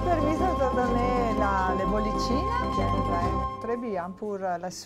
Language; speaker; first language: French; non-native, fluent; Italian